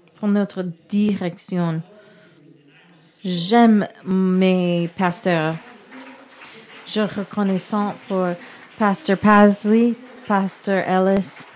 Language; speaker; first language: French; non-native, learner; English